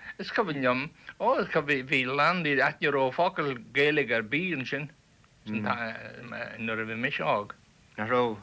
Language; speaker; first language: Irish; native; Irish